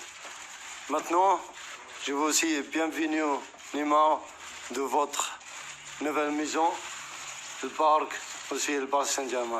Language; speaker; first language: French; non-native, learner; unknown